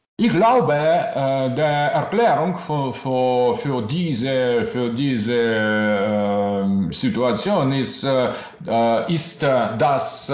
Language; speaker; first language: German; non-native, learner; Russian